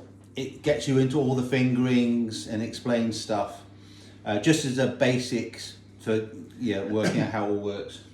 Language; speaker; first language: English; native; English